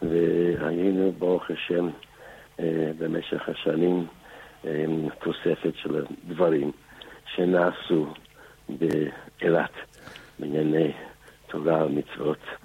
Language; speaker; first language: Hebrew; non-native, fluent; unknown